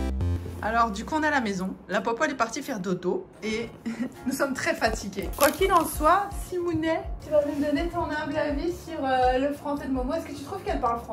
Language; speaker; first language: French; native; French